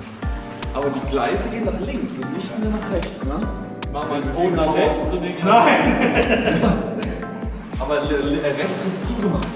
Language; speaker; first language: German; native; German